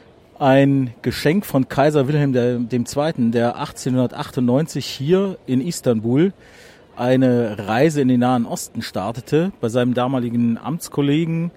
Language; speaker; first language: German; native; German